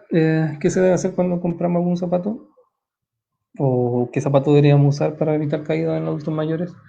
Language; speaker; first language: Spanish; native; Spanish